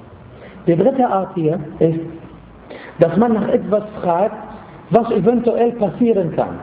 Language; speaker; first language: German; non-native, fluent; Arabic